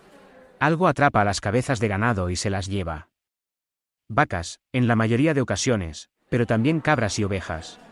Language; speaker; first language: Spanish; native; Spanish